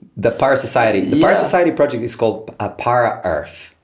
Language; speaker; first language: English; non-native, fluent; Serbian